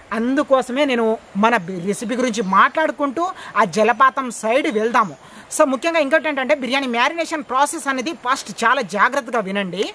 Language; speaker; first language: Telugu; non-native, local second language; Lambadi